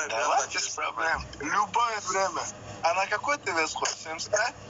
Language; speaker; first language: Russian; native; Russian